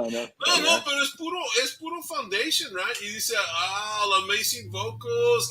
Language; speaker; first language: Spanish; early bilingual, other home language; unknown